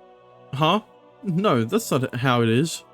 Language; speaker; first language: English; native; English